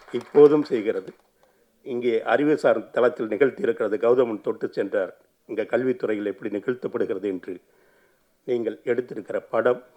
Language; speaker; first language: Tamil; native; Tamil